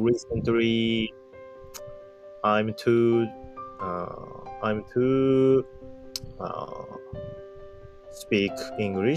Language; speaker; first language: English; non-native, learner; Japanese